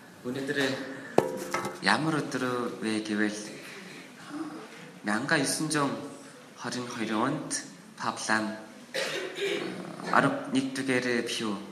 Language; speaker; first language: Mongolian; non-native, learner; Korean